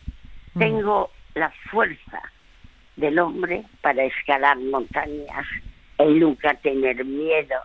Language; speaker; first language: Spanish; early bilingual, other home language; French